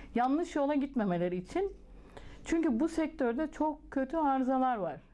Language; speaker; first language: Turkish; native; Turkish